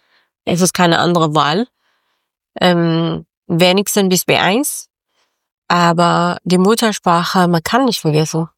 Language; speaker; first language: German; non-native, learner; Persian